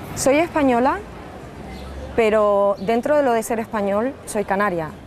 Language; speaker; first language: Spanish; native; Spanish